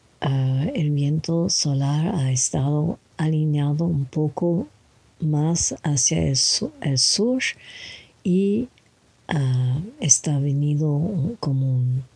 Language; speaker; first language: Spanish; non-native, learner; English